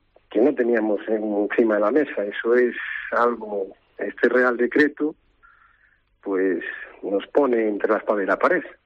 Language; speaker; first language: Spanish; native; Spanish